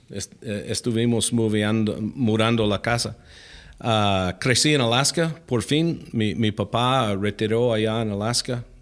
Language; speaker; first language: Spanish; non-native, fluent; English